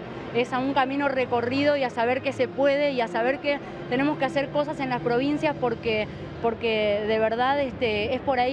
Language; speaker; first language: Spanish; native; Spanish